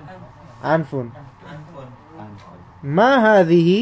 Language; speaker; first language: Arabic; non-native, fluent; Indonesian